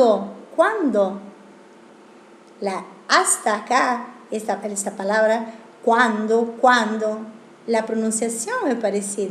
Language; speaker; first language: Spanish; non-native, fluent; Italian